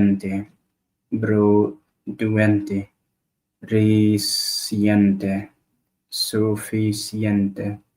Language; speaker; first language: Spanish; non-native, learner; Arabic